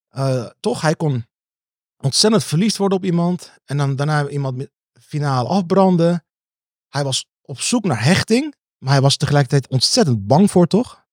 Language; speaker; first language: Dutch; early bilingual, other home language; Turkish